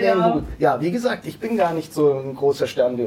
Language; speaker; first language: German; native; German